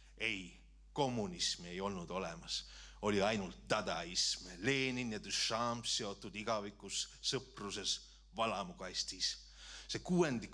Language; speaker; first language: Estonian; native; Estonian